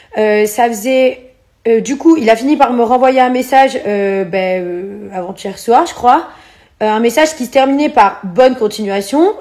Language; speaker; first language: French; native; French